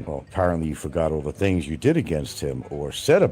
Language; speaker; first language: English; native; English